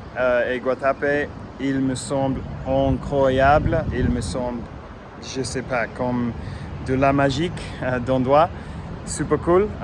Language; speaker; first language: French; non-native, fluent; English